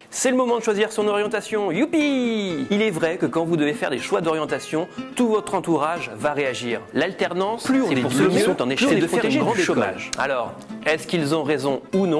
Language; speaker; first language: French; native; French